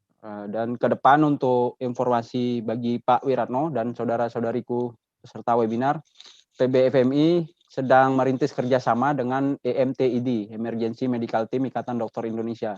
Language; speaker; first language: Indonesian; native; Indonesian